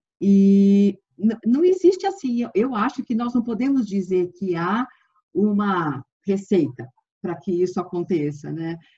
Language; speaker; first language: Portuguese; native; Portuguese